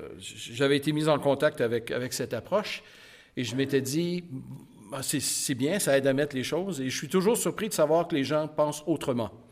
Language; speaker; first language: French; native; French